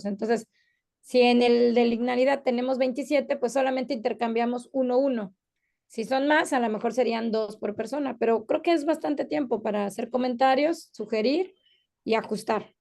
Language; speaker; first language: Spanish; native; Spanish